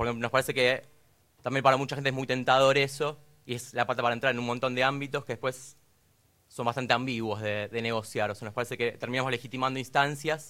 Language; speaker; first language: Spanish; native; Spanish